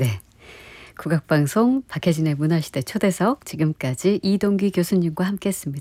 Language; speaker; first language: Korean; native; Korean